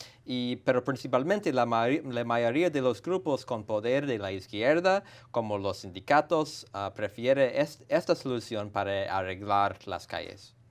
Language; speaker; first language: Spanish; non-native, fluent; English